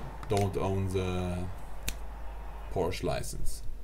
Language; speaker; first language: English; non-native, fluent; German